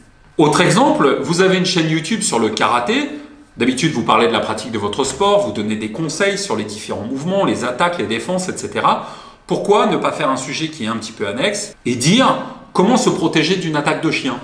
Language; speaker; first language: French; native; French